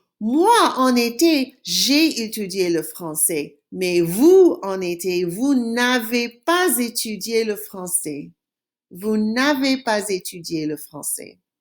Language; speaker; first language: French; non-native, fluent; English